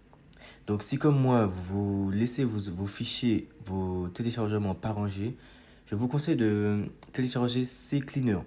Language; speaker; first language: French; native; French